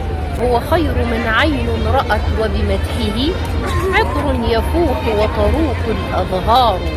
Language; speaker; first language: Arabic; native; Arabic